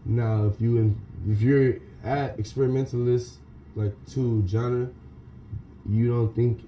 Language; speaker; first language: English; native; English